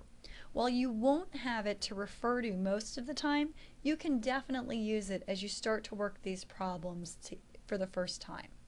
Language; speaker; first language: English; native; English